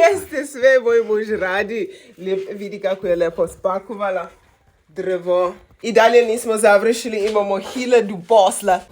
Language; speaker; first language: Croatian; non-native, learner; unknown